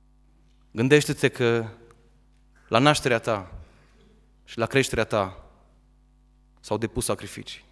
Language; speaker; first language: Romanian; native; Romanian